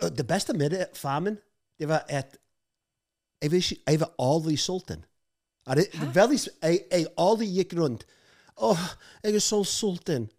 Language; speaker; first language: Norwegian; non-native, fluent; English